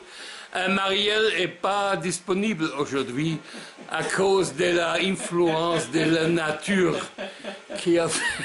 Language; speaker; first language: French; non-native, learner; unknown